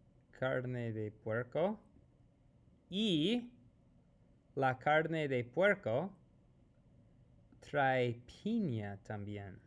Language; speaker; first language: Spanish; non-native, fluent; English